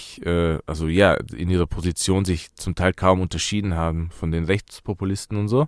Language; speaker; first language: German; early bilingual, other home language; Persian